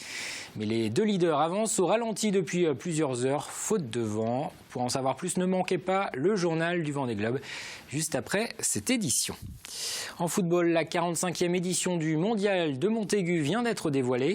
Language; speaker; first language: French; native; French